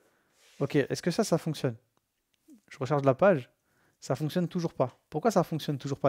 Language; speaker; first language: French; native; French